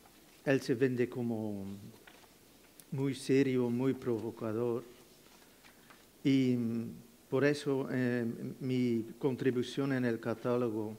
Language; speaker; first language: Spanish; non-native, fluent; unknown